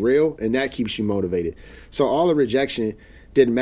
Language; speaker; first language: English; native; English